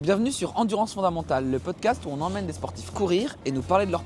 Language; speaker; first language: French; native; French